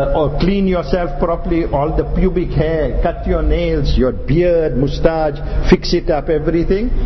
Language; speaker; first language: English; non-native, local second language; Urdu